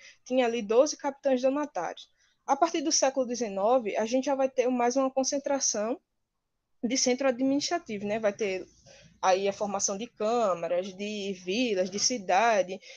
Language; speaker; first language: Portuguese; native; Portuguese